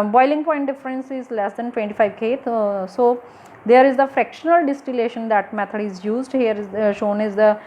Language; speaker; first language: English; non-native, local second language; Punjabi